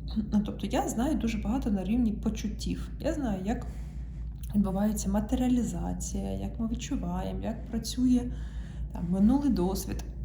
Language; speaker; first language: Ukrainian; non-native, local second language; Russian